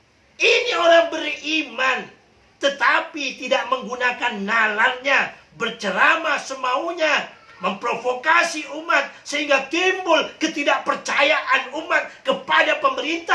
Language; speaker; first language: Indonesian; native; Indonesian